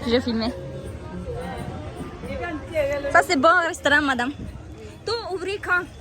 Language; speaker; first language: French; non-native, learner; Kazakh